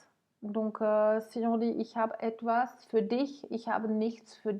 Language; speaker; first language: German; non-native, fluent; French